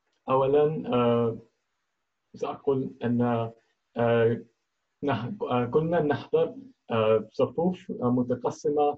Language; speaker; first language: Arabic; non-native, learner; English